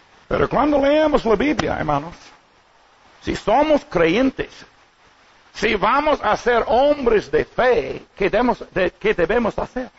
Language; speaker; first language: Spanish; non-native, learner; English